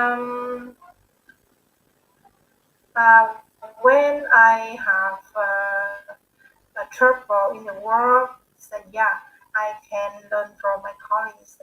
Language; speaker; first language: English; non-native, learner; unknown